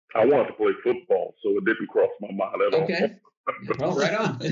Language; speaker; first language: English; native; English